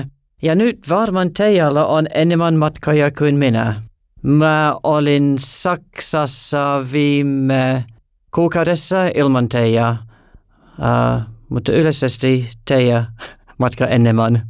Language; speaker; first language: Finnish; non-native, learner; English